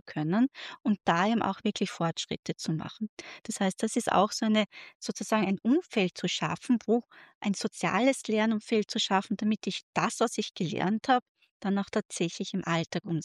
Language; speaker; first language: German; native; German